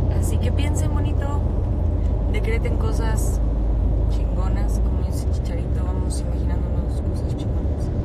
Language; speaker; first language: Spanish; early bilingual, other home language; French